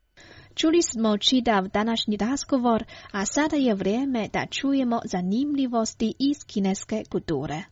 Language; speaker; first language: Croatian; non-native, fluent; Chinese